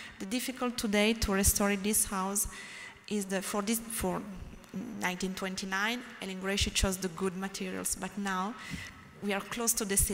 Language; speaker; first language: English; non-native, learner; French